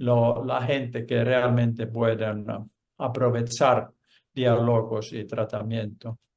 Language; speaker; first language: Spanish; non-native, fluent; Finnish